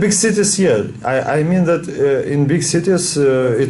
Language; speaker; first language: English; non-native, learner; Russian